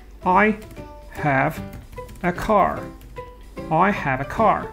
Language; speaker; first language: English; non-native, fluent; Russian